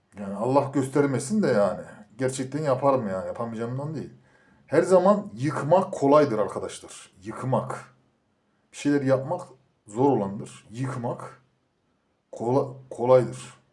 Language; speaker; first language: Turkish; native; Turkish